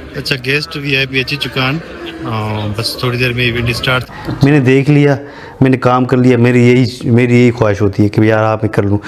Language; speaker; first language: Urdu; non-native, local second language; Sindhi